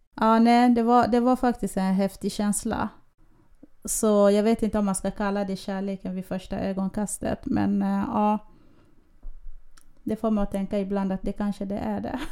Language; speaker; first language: Swedish; early bilingual, other home language; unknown